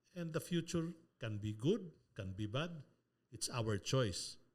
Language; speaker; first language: English; non-native, local second language; Filipino